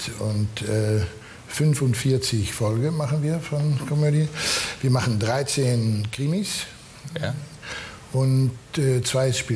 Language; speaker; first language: German; non-native, learner; Dutch